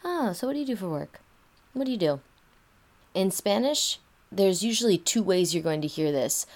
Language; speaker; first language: English; native; English